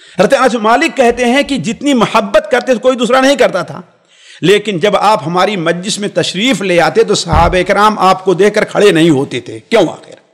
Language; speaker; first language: Urdu; native; Urdu